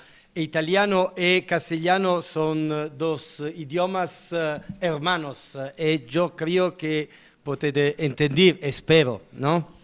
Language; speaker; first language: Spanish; non-native, learner; Italian